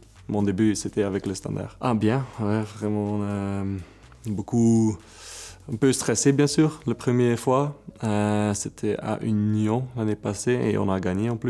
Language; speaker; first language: French; non-native, local second language; Dutch